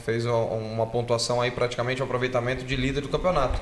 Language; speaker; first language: Portuguese; native; Portuguese